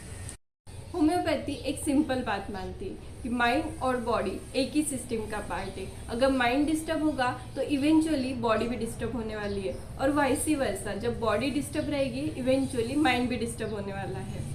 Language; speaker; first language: Hindi; non-native, local second language; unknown